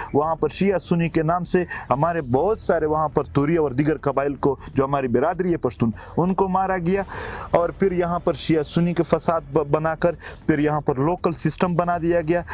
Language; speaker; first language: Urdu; non-native, local second language; Pashto